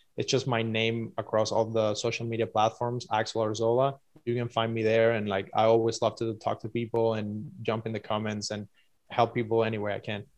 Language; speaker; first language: English; non-native, fluent; Spanish